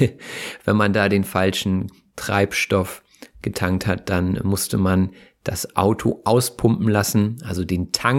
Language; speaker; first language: German; native; German